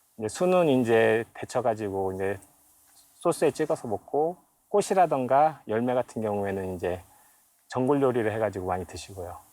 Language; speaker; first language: Korean; native; Korean